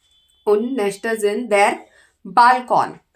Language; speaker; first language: German; non-native, learner; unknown